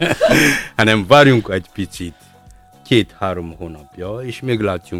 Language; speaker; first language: Hungarian; non-native, fluent; Malagasy